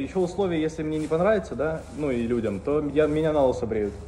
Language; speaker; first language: Russian; native; Russian